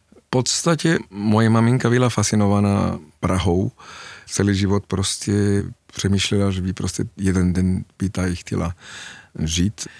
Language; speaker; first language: Czech; non-native, fluent; Spanish